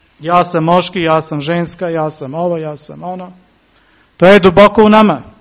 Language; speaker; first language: Serbian; early bilingual, heritage; Serbian